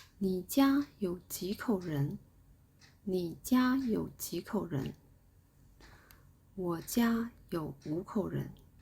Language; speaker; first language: Chinese; non-native, fluent; Korean